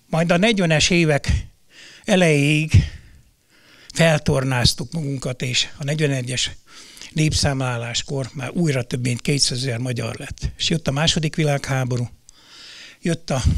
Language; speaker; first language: Hungarian; native; Hungarian